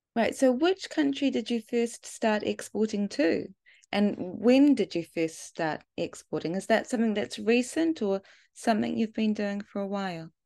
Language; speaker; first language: English; native; English